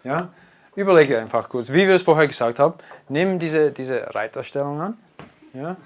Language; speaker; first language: German; non-native, fluent; English